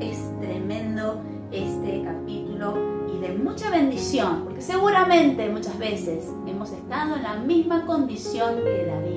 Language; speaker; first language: Spanish; native; Spanish